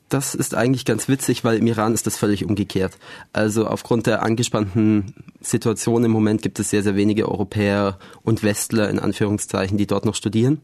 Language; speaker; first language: German; native; German